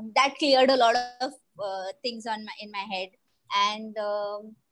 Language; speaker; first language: English; non-native, local second language; Marathi